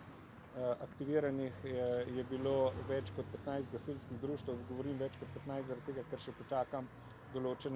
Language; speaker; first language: Slovenian; native; Slovenian